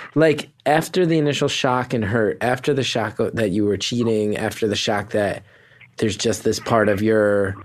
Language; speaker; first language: English; native; English